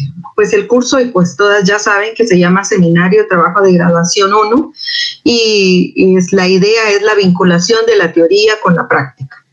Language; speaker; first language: Spanish; native; Spanish